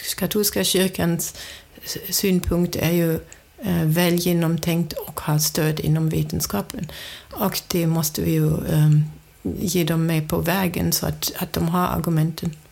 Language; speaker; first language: Swedish; non-native, fluent; German